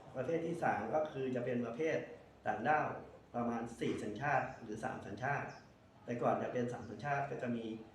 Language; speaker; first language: Thai; native; Thai